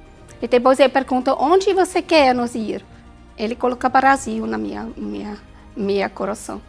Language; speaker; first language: Portuguese; non-native, learner; German